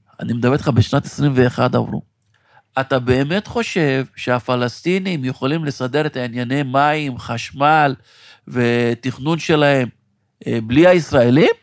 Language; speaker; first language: Hebrew; non-native, local second language; Arabic